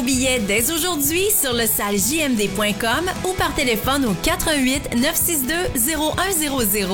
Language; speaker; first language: French; native; French